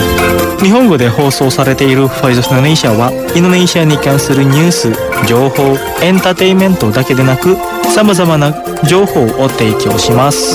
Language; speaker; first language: Japanese; non-native, fluent; Indonesian